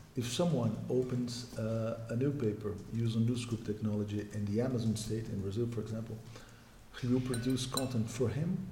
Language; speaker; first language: English; non-native, fluent; Portuguese